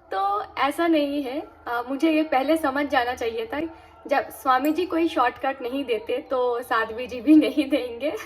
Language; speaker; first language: Hindi; non-native, local second language; Bangla